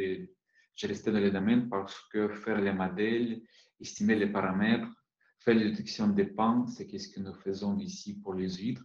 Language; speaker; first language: French; non-native, fluent; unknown